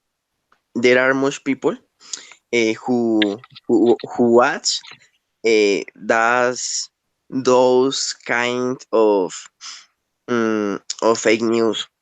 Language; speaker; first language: English; non-native, learner; Spanish